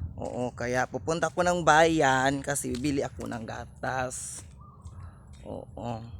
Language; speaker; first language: Filipino; non-native, local second language; Cebuano